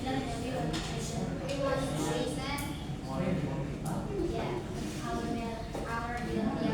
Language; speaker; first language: English; non-native, learner; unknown